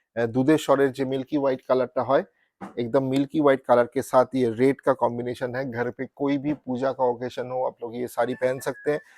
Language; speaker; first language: Hindi; non-native, local second language; Bangla